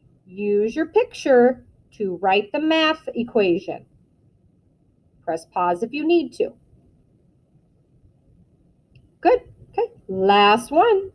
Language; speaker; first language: English; native; English